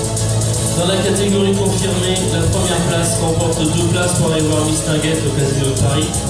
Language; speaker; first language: French; native; French